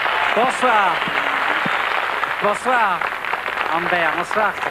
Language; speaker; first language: French; native; French